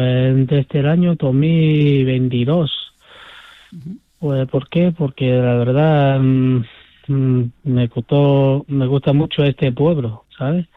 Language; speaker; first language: Spanish; non-native, fluent; Chinese